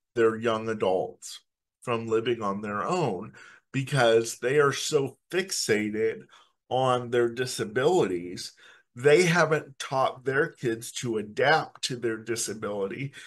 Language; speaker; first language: English; native; English